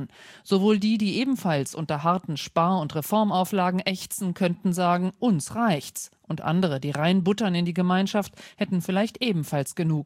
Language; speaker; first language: German; native; German